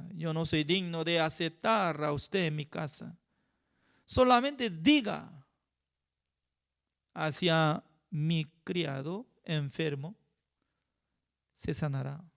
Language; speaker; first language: Spanish; non-native, fluent; Korean